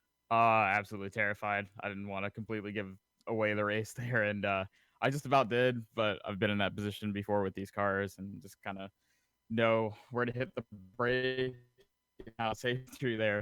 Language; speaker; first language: English; native; English